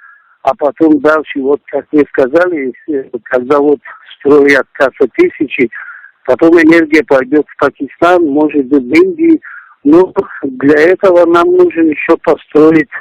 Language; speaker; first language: Russian; non-native, local second language; Tajik